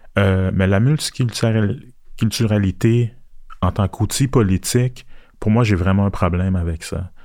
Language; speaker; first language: French; early bilingual, other home language; Haitian Creole